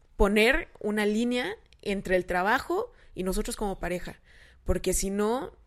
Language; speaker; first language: Spanish; native; Spanish